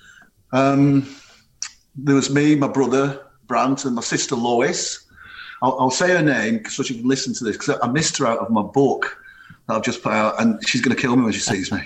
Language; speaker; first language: English; native; English